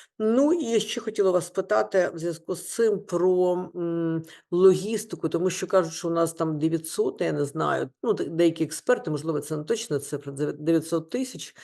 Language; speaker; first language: Ukrainian; non-native, local second language; Russian